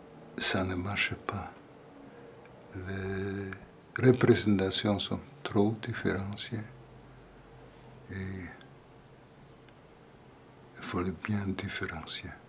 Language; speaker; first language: French; non-native, fluent; German